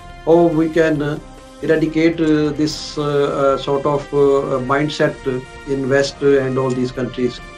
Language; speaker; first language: English; non-native, local second language; Urdu